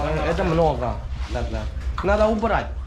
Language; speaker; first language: Russian; non-native, fluent; Khmer